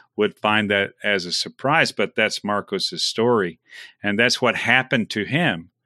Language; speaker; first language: English; native; English